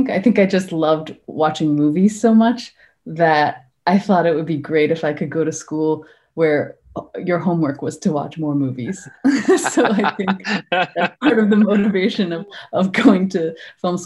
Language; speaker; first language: English; non-native, local second language; Cantonese